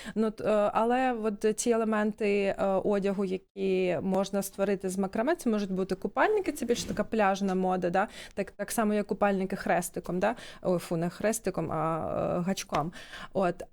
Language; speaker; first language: Ukrainian; native; Ukrainian